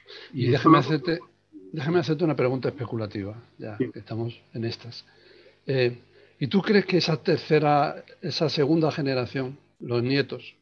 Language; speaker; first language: Spanish; native; Spanish